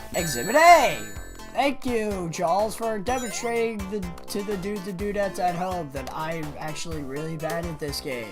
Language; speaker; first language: English; native; English